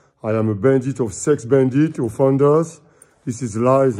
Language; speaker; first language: English; non-native, learner; French